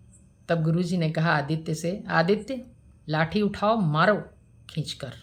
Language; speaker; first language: Hindi; native; Hindi